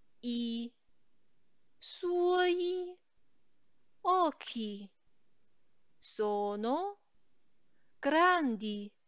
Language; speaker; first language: Italian; non-native, fluent; Chinese